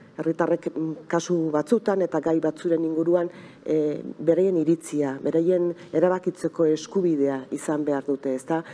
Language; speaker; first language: Basque; native; Basque